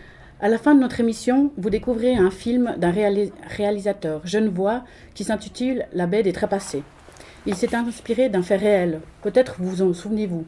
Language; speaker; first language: French; native; French